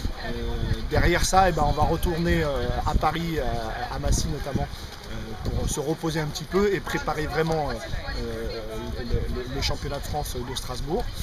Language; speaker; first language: French; native; French